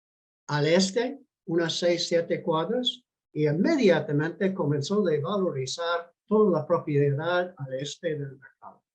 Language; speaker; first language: Spanish; non-native, fluent; English